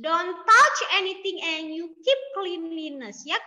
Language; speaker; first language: English; non-native, learner; Indonesian